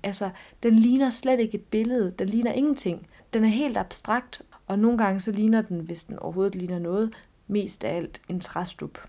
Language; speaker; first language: Danish; native; Danish